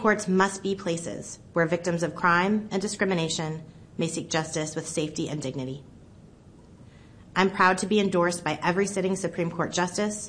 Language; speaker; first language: English; native; English